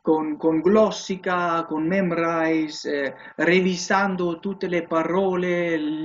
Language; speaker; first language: Italian; non-native, learner; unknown